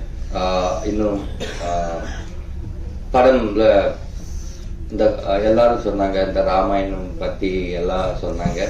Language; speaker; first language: Tamil; non-native, learner; Telugu